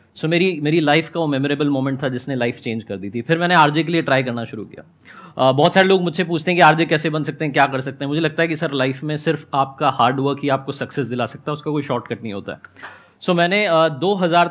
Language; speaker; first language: Hindi; native; Hindi